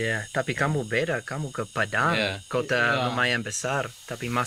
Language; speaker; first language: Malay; non-native, learner; English